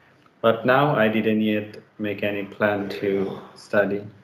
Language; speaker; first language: English; non-native, learner; Bangla